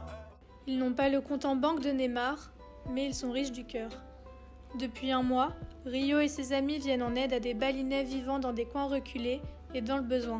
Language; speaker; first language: French; native; French